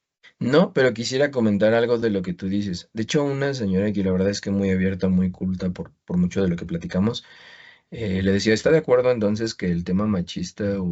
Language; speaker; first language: Spanish; native; Spanish